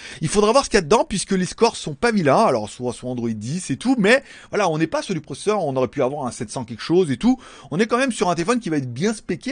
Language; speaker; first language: French; native; French